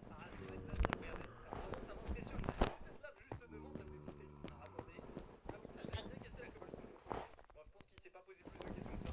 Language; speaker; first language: French; native; French